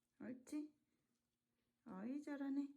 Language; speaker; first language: Korean; native; Korean